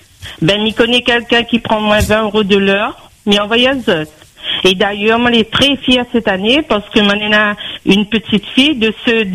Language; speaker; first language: French; non-native, local second language; Réunion Creole French